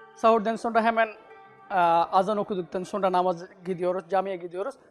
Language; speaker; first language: Turkish; non-native, learner; Bangla